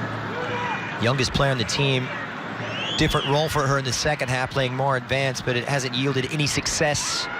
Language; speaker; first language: English; native; English